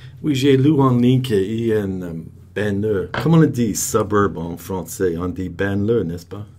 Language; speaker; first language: French; non-native, learner; English